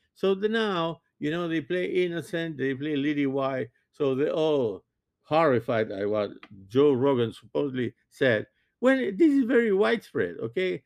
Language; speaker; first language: English; non-native, fluent; French